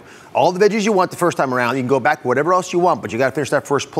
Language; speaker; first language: English; native; English